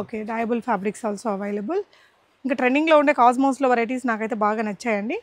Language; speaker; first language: Telugu; native; Telugu